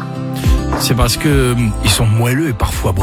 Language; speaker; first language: French; native; French